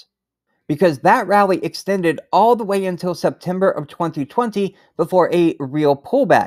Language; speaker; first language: English; native; English